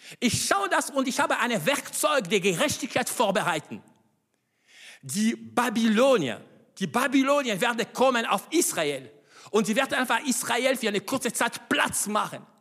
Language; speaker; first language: German; non-native, fluent; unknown